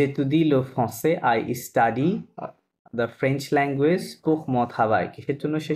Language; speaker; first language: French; non-native, fluent; Bangla